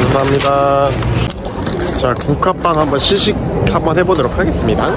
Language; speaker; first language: Korean; native; Korean